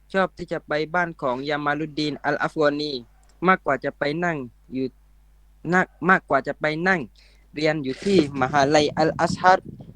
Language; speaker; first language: Thai; non-native, local second language; Pattani Malay